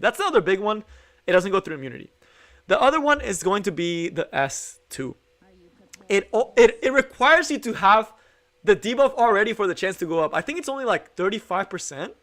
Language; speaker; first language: English; native; English